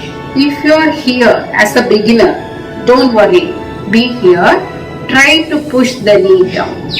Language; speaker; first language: English; non-native, local second language; Tamil